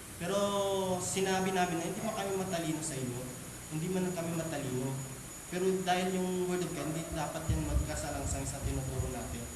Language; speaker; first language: Filipino; non-native, local second language; Cebuano